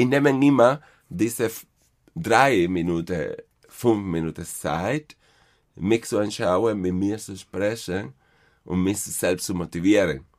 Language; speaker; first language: German; non-native, fluent; Spanish